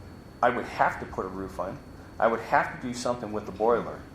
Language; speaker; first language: English; native; English